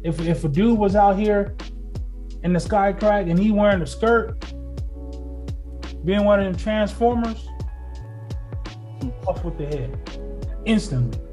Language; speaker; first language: English; native; English